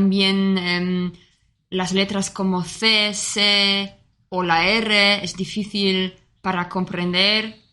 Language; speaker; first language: Spanish; non-native, fluent; German